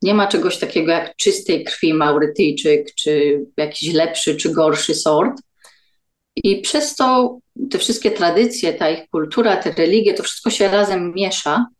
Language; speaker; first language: Polish; native; Polish